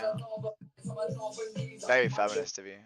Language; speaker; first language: English; native; English